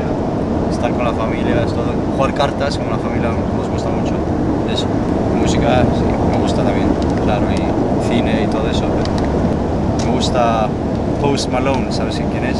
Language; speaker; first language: Spanish; non-native, fluent; Swedish